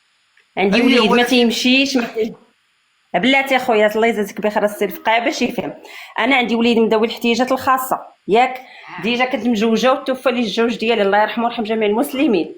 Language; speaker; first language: Arabic; native; Arabic